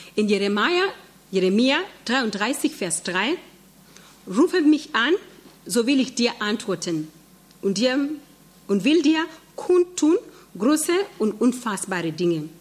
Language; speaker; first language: German; non-native, fluent; Swahili